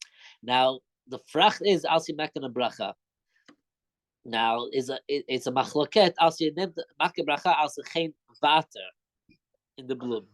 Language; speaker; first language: Dutch; non-native, fluent; English